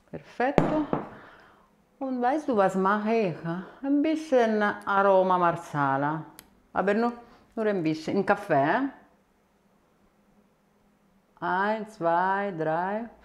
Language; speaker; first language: German; non-native, fluent; Italian